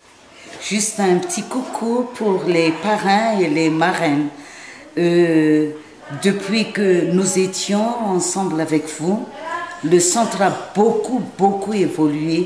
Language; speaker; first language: French; non-native, local second language; Malagasy